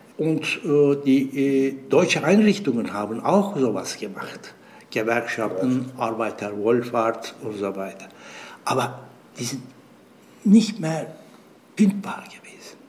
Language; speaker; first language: German; non-native, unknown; Turkish